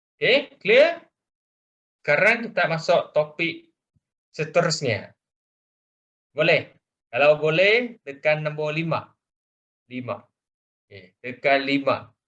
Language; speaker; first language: Malay; non-native, local second language; Chinese